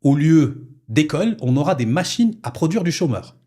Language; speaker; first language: French; non-native, local second language; Arabic